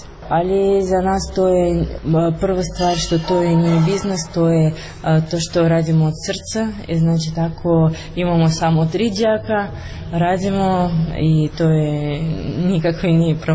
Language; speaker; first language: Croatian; non-native, learner; Russian